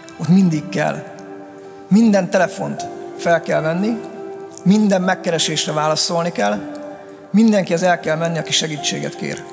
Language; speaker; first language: Hungarian; native; Hungarian